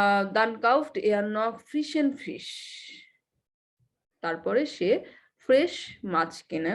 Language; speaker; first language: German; non-native, learner; Bangla